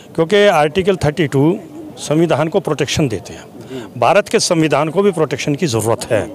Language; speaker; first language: Hindi; native; Hindi